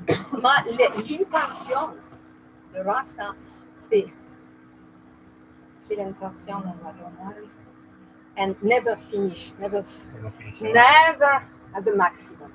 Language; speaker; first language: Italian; non-native, learner; French